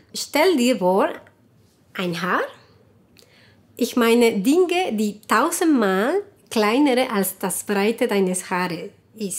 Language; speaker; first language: German; non-native, fluent; Spanish